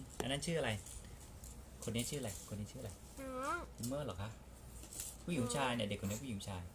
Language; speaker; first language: Thai; native; Thai